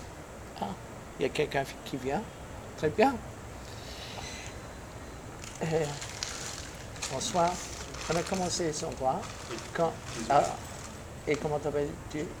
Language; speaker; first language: French; non-native, fluent; English